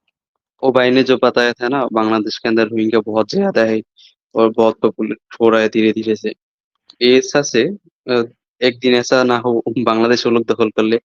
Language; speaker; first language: Hindi; non-native, fluent; Bangla